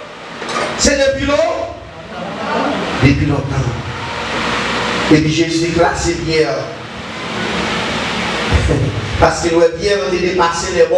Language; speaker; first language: French; non-native, learner; Haitian Creole